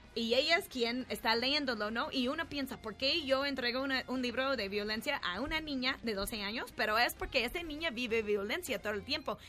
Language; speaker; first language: Spanish; non-native, fluent; English